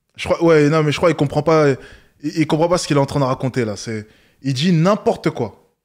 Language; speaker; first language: French; native; French